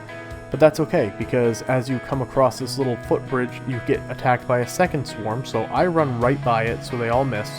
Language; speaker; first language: English; native; English